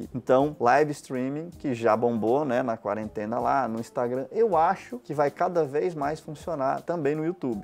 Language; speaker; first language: Portuguese; native; Portuguese